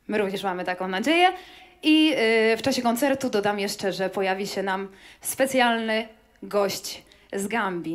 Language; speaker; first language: Polish; native; Polish